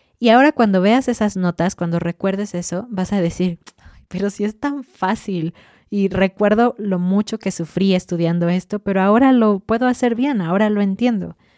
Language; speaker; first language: Spanish; native; Spanish